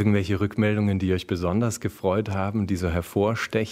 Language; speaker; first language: German; native; German